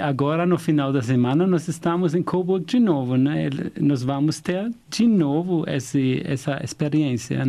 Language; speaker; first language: Portuguese; non-native, fluent; German